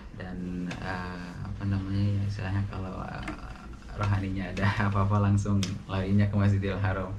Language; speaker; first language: Indonesian; early bilingual, heritage; Indonesian